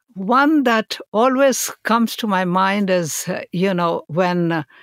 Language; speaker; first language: English; non-native, local second language; Hindi